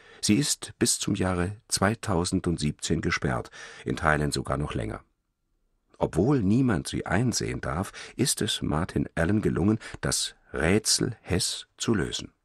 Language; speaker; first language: German; native; German